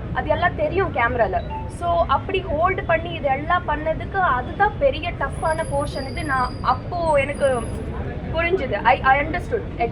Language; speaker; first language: Tamil; non-native, learner; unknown